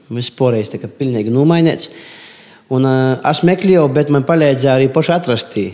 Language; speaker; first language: Latvian; native; Latvian